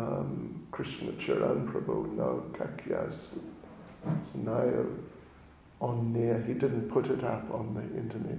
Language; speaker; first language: Russian; non-native, learner; English